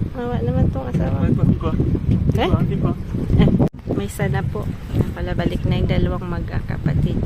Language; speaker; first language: Filipino; native; Filipino